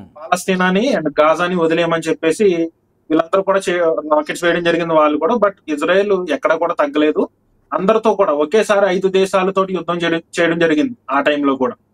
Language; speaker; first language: Telugu; native; Telugu